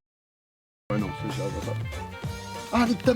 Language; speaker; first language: French; native; French